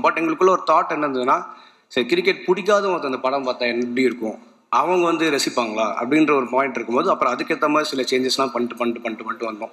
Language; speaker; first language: Tamil; native; Tamil